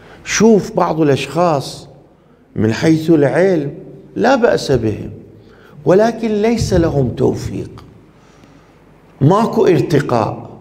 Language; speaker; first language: Arabic; non-native, fluent; Persian